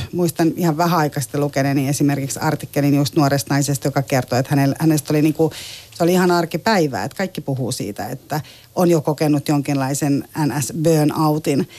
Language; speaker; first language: Finnish; native; Finnish